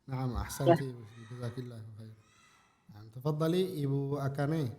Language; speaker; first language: Arabic; non-native, fluent; Indonesian